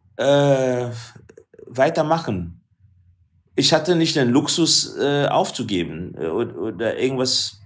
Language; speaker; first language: German; non-native, fluent; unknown